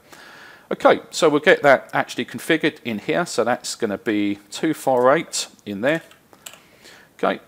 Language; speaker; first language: English; native; English